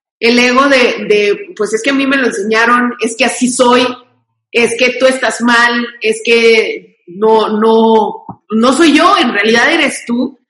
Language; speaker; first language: Spanish; native; Spanish